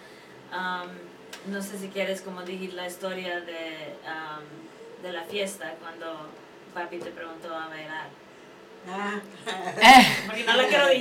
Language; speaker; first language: Spanish; early bilingual, heritage; Spanish